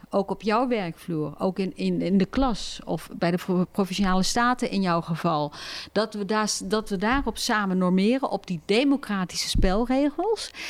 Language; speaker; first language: Dutch; early bilingual, other home language; Turkish